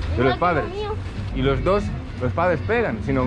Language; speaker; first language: Spanish; non-native, learner; Greek